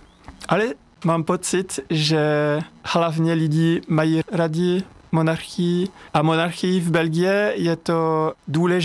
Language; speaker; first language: Czech; non-native, learner; French